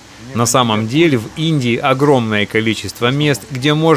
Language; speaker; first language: Russian; native; Russian